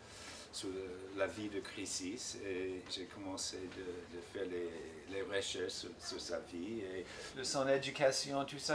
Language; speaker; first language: French; non-native, fluent; English